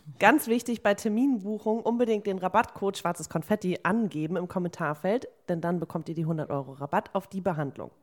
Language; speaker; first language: German; native; German